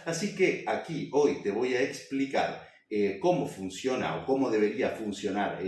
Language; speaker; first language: Spanish; native; Spanish